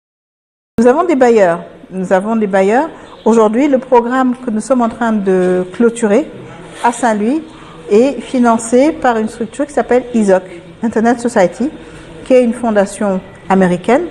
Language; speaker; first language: French; non-native, local second language; Wolof